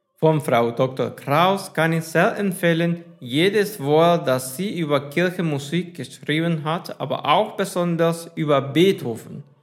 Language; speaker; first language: German; non-native, fluent; Spanish